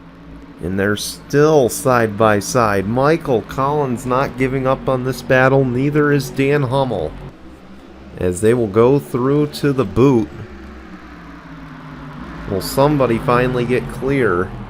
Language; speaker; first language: English; native; English